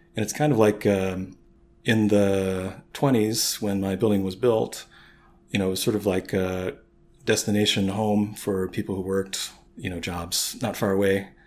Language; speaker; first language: English; native; English